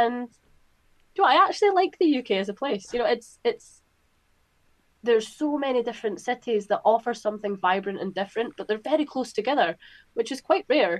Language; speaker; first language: English; native; English